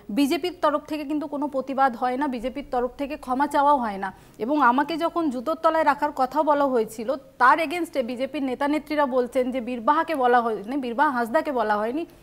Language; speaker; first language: Bangla; non-native, local second language; Santali